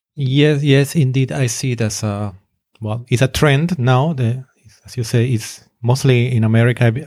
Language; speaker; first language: English; non-native, fluent; Spanish